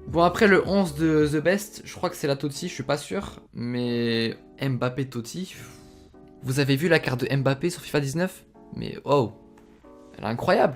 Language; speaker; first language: French; native; French